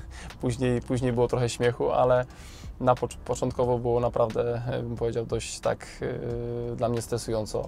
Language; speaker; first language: Polish; native; Polish